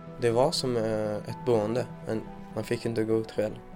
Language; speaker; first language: Swedish; non-native, fluent; Persian